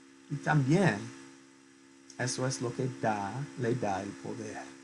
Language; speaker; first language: Spanish; non-native, fluent; English